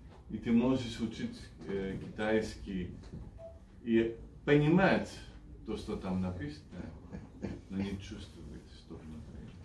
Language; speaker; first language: Russian; non-native, fluent; Greek